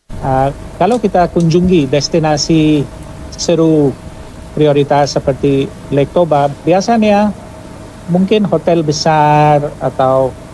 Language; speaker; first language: Indonesian; non-native, fluent; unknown